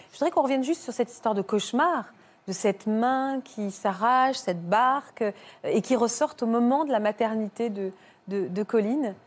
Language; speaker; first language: French; native; French